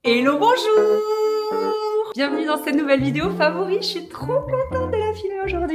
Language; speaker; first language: French; native; French